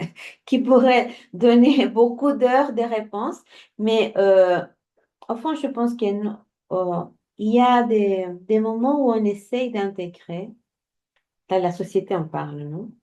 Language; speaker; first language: French; non-native, fluent; Spanish